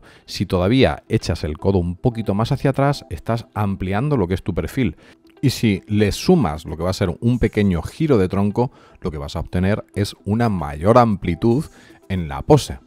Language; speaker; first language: Spanish; native; Spanish